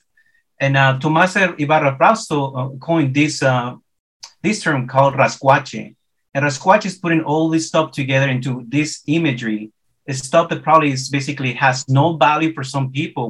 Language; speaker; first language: English; non-native, fluent; Spanish